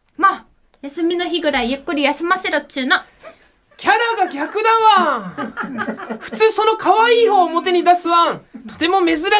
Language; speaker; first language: Japanese; native; Japanese